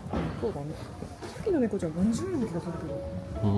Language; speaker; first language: Japanese; native; Japanese